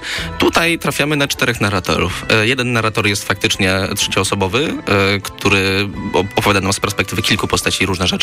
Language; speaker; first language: Polish; native; Polish